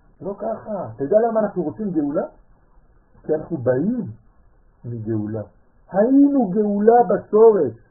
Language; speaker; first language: Hebrew; non-native, fluent; French